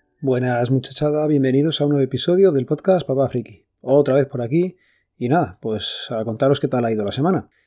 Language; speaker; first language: Spanish; native; Spanish